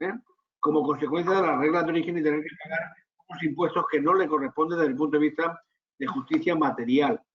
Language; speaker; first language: Spanish; native; Spanish